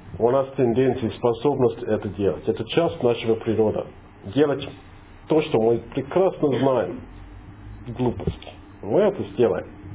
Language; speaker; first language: Russian; non-native, fluent; English